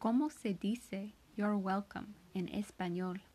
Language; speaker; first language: Spanish; non-native, learner; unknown